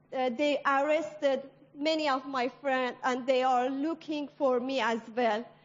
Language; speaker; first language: English; non-native, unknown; Persian